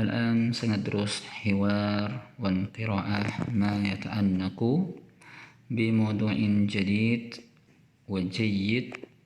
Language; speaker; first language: Arabic; non-native, fluent; Indonesian